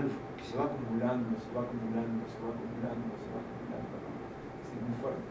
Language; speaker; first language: Spanish; native; Spanish